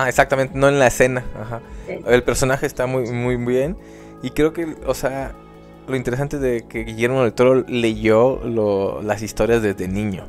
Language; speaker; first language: Spanish; native; Spanish